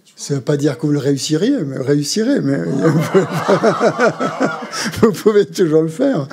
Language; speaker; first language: French; native; French